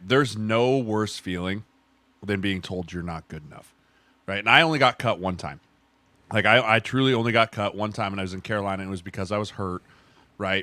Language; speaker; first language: English; native; English